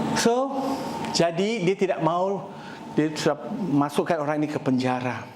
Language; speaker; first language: Malay; non-native, local second language; Chinese